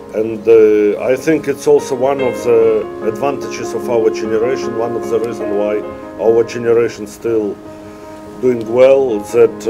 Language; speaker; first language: English; non-native, fluent; Russian